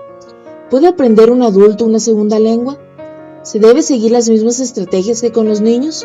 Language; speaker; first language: Spanish; native; Spanish